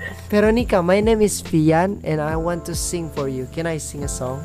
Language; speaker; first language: English; non-native, learner; Indonesian